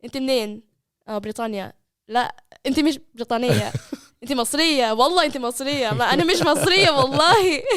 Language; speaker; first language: Arabic; non-native, learner; English